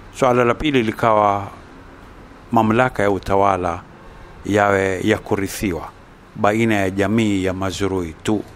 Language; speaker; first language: Swahili; native; Swahili